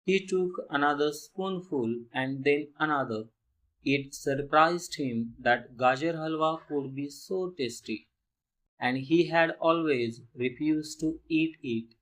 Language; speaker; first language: English; non-native, local second language; Marathi